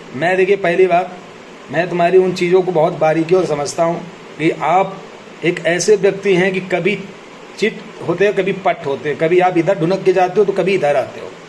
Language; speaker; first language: Hindi; native; Hindi